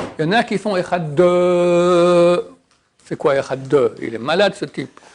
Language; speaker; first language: French; native; French